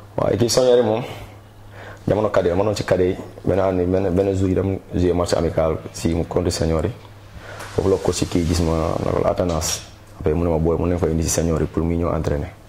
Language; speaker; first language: Wolof; non-native, local second language; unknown